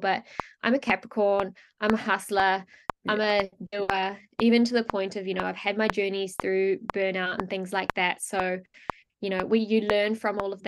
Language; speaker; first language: English; native; English